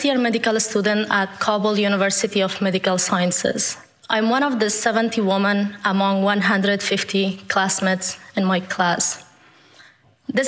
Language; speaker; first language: English; non-native, fluent; Persian